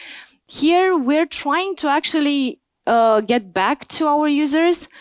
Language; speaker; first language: English; non-native, fluent; Romanian